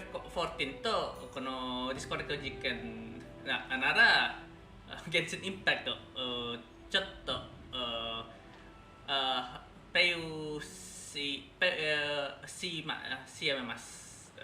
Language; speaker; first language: Japanese; non-native, learner; Indonesian